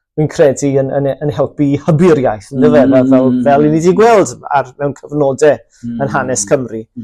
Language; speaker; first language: Welsh; native; Welsh